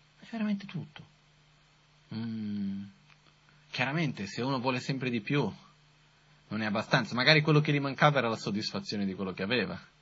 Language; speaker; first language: Italian; non-native, fluent; Portuguese